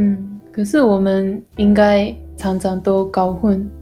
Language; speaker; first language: Chinese; non-native, local second language; Japanese